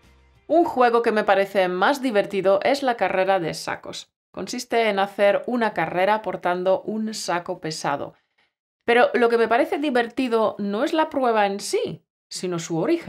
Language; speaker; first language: Spanish; native; Spanish